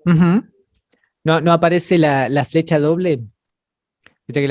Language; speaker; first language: Spanish; native; Spanish